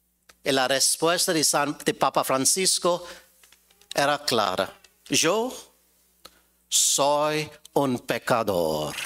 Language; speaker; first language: Spanish; non-native, fluent; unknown